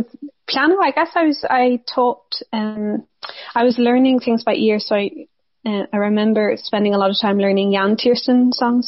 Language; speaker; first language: English; native; English